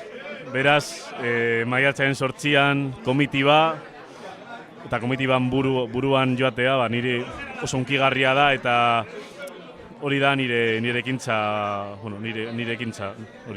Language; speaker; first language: Basque; non-native, local second language; Spanish